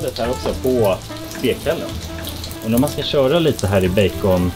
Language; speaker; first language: Swedish; native; Swedish